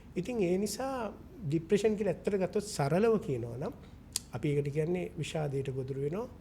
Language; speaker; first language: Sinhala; non-native, local second language; Malay